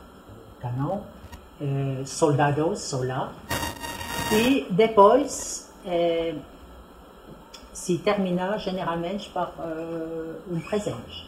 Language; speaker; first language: Portuguese; non-native, fluent; French